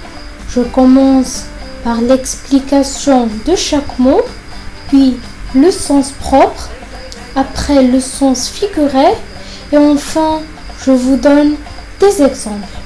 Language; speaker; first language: French; non-native, fluent; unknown